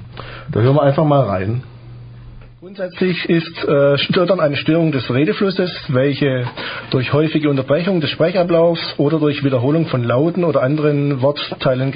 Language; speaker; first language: German; native; German